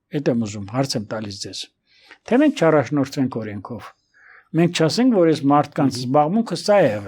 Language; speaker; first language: Armenian; native; Armenian